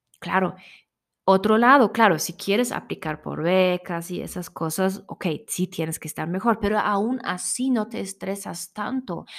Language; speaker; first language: Spanish; non-native, fluent; German